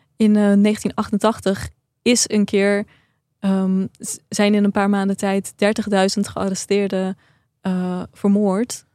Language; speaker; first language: Dutch; early bilingual, other home language; Persian